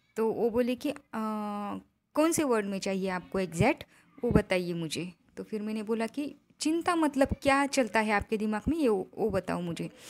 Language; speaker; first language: Hindi; non-native, local second language; Marathi